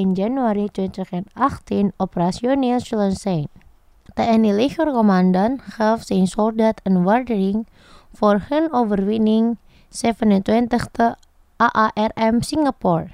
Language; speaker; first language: Dutch; non-native, fluent; Indonesian